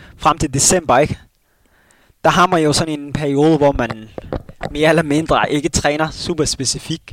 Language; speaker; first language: Danish; early bilingual, other home language; Somali